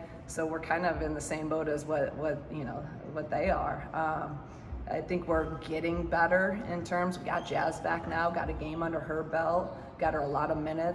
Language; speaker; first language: English; native; English